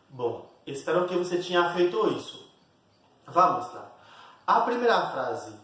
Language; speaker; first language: Portuguese; non-native, fluent; Haitian Creole